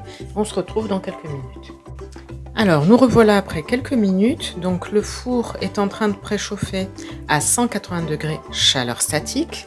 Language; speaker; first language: French; native; French